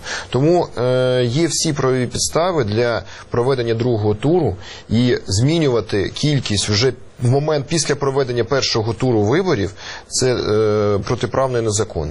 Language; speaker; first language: Ukrainian; native; Ukrainian